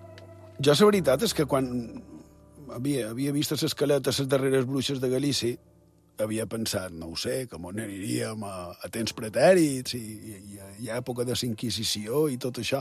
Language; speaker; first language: Catalan; native; Catalan